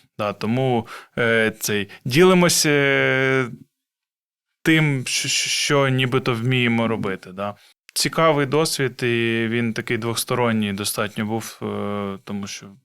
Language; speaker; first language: Ukrainian; non-native, local second language; Russian